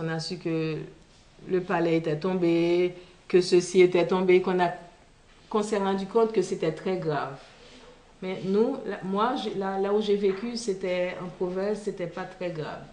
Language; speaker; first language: French; non-native, local second language; Haitian Creole